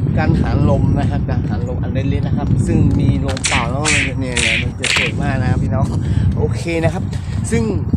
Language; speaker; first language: Thai; non-native, local second language; Akha